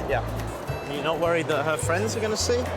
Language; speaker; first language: English; native; English